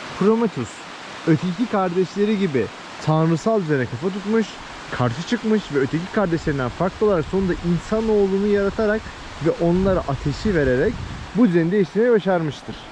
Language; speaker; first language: Turkish; native; Turkish